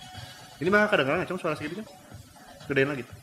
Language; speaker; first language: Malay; non-native, local second language; Sundanese